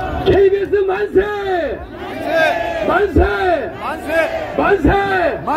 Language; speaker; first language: Korean; native; Korean